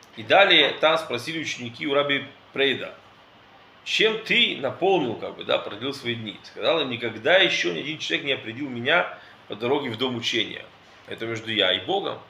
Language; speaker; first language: Russian; early bilingual, heritage; Russian